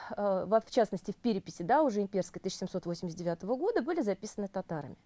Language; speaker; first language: Russian; native; Russian